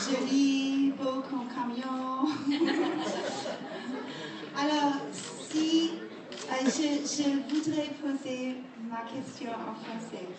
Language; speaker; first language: French; non-native, learner; English